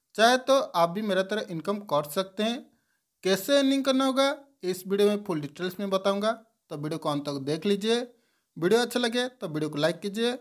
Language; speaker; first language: Hindi; non-native, local second language; Bangla